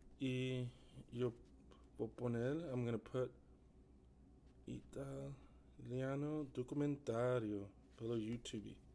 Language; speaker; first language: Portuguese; non-native, learner; English